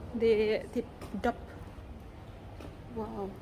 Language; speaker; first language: Swedish; non-native, learner; Thai